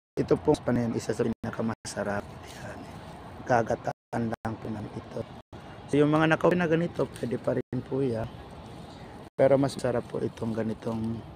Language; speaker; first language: Filipino; non-native, local second language; Bikol